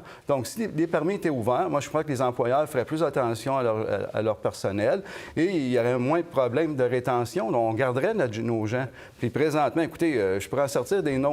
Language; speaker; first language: French; native; French